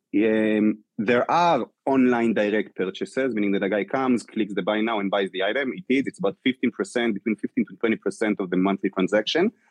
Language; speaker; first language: English; non-native, fluent; Hebrew